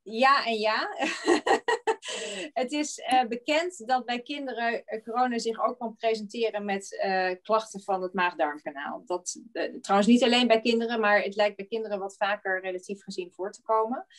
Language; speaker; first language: Dutch; native; Dutch